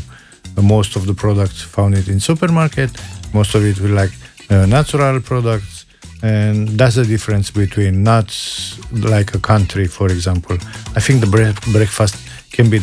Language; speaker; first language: English; non-native, learner; Romanian